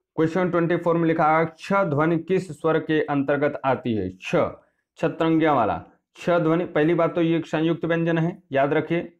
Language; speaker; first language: Hindi; native; Hindi